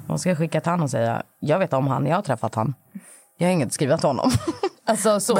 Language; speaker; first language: Swedish; native; Swedish